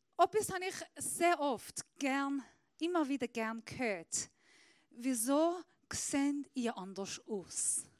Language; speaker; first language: German; non-native, fluent; Persian